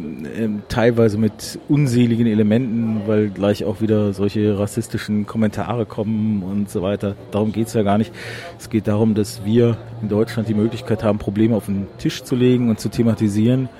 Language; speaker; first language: German; native; German